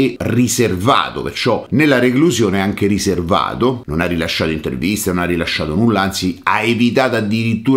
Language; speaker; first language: Italian; native; Italian